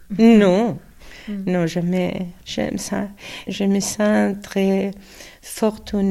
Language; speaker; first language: French; non-native, learner; Spanish